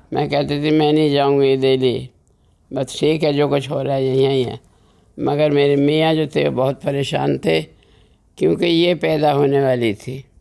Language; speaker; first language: Urdu; native; Urdu